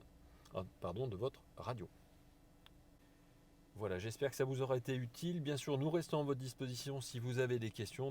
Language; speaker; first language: French; native; French